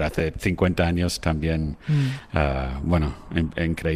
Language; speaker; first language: Spanish; non-native, fluent; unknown